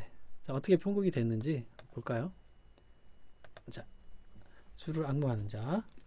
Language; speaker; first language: Korean; native; Korean